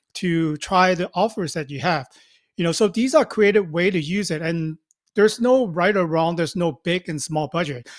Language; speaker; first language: English; non-native, local second language; Cantonese